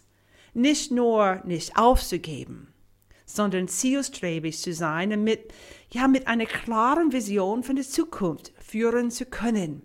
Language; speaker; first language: German; non-native, fluent; English